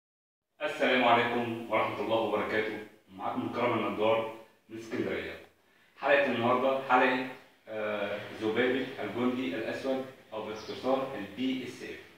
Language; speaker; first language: Arabic; native; Arabic